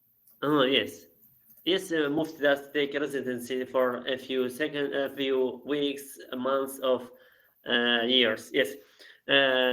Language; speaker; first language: English; non-native, learner; Arabic